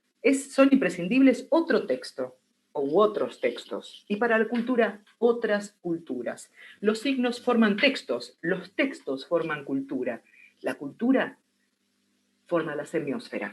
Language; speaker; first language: Spanish; native; Spanish